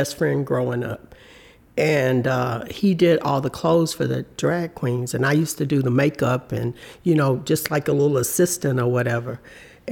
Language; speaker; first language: English; native; English